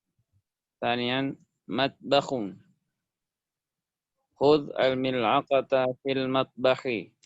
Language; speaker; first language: Arabic; non-native, learner; Indonesian